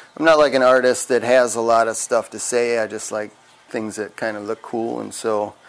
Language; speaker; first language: English; native; English